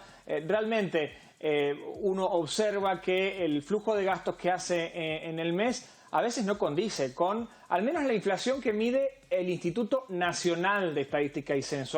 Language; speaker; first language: Spanish; native; Spanish